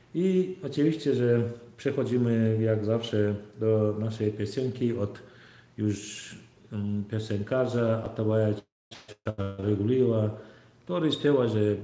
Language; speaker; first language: Polish; non-native, fluent; Turkmen